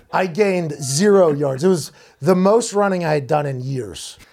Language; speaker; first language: English; native; English